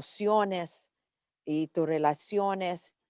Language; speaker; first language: Spanish; early bilingual, heritage; English